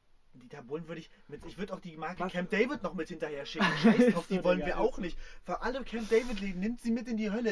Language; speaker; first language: German; native; German